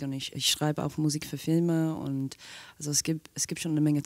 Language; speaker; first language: German; non-native, fluent; English